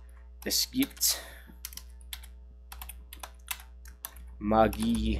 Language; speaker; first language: German; non-native, learner; English